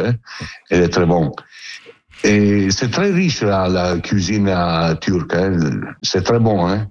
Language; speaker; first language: French; non-native, learner; Italian